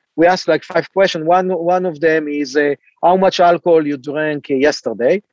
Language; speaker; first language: English; non-native, fluent; Hebrew